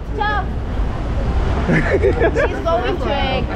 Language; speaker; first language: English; non-native, learner; Spanish